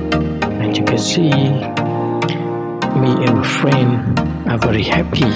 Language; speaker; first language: English; non-native, learner; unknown